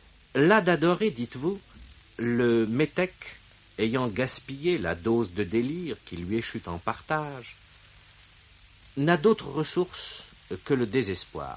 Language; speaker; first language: French; native; French